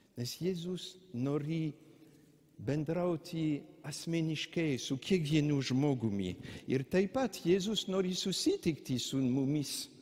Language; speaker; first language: Lithuanian; non-native, fluent; French